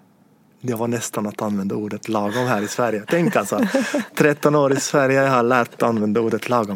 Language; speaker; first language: Swedish; non-native, fluent; Estonian